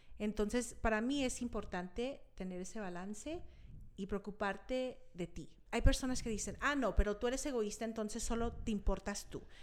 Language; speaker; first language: Spanish; early bilingual, heritage; Spanish